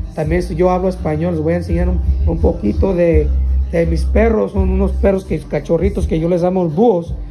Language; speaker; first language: Spanish; early bilingual, heritage; Spanish